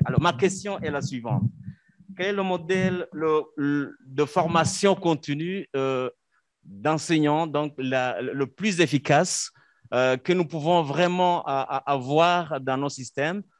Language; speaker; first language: French; non-native, local second language; Kinyarwanda